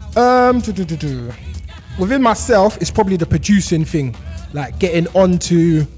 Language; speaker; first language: English; native; English